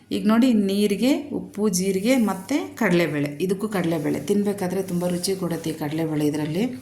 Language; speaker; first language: Kannada; non-native, local second language; Telugu